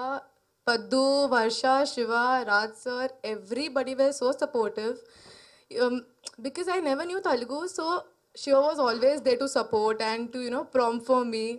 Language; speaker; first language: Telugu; non-native, learner; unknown